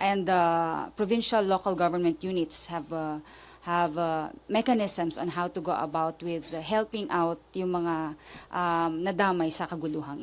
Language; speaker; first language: Filipino; native; Filipino